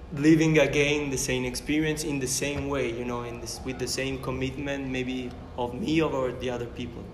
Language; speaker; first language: English; non-native, fluent; Italian